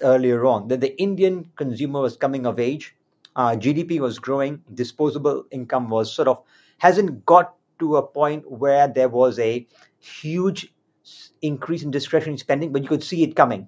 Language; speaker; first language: English; native; English